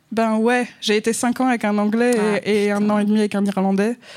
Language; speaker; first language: French; native; French